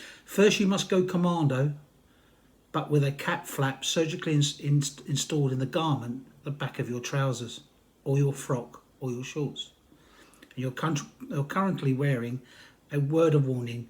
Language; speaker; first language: English; native; English